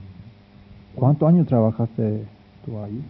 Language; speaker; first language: Spanish; non-native, fluent; Norwegian